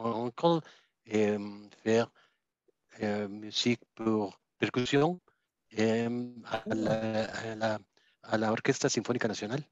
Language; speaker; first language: French; non-native, learner; Spanish